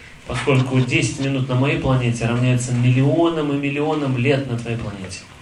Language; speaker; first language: Russian; native; Russian